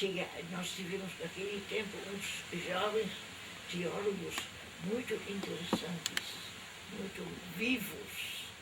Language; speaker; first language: Portuguese; non-native, fluent; Dutch